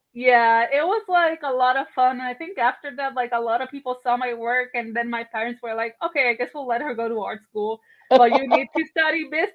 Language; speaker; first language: English; non-native, fluent; Spanish